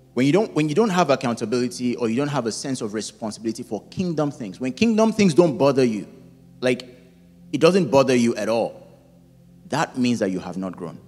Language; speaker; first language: English; non-native, local second language; Yoruba